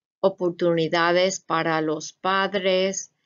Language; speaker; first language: Spanish; non-native, fluent; English